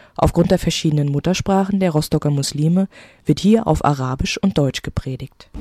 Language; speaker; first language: German; native; German